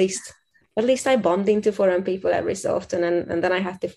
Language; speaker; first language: English; non-native, fluent; Hungarian